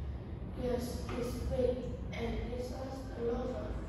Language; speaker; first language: English; non-native, learner; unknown